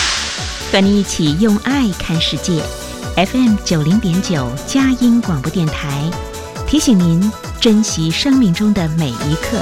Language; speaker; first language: Chinese; native; Chinese